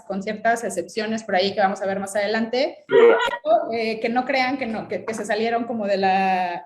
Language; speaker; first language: Spanish; native; Spanish